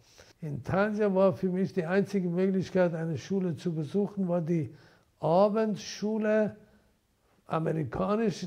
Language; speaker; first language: German; non-native, fluent; Persian